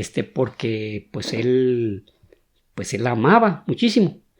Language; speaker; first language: Spanish; native; Spanish